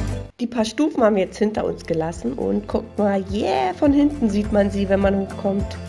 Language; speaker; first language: German; native; German